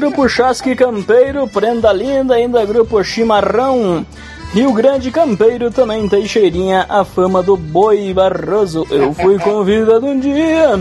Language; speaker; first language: Portuguese; native; Portuguese